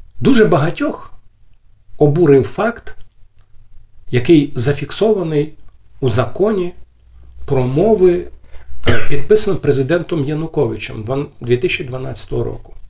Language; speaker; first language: Ukrainian; native; Ukrainian